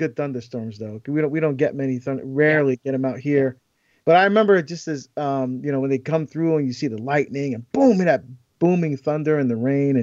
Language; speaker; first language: English; native; English